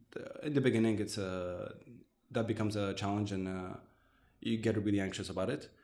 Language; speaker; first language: English; non-native, fluent; Arabic